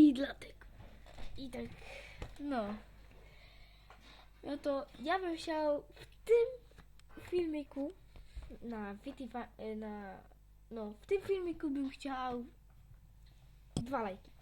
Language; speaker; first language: Polish; early bilingual, heritage; Polish